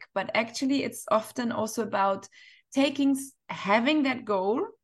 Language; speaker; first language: English; non-native, fluent; German